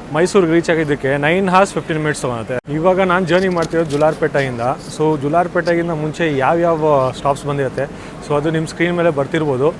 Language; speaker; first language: Kannada; non-native, local second language; Hindi